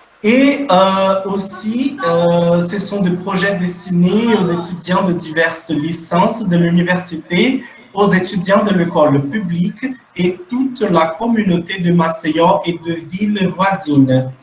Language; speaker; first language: French; non-native, fluent; Portuguese